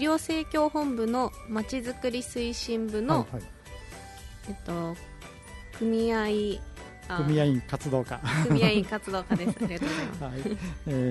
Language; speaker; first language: Japanese; native; Japanese